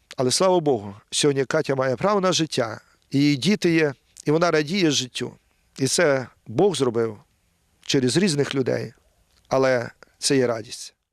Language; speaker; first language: Ukrainian; native; Ukrainian